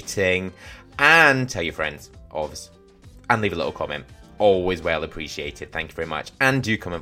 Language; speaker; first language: English; native; English